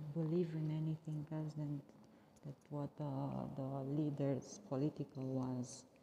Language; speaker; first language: English; non-native, fluent; Romanian